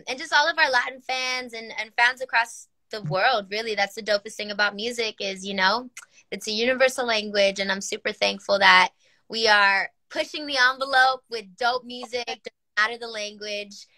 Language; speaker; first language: English; early bilingual, other home language; Spanish